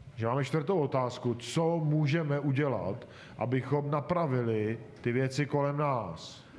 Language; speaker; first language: Czech; native; Czech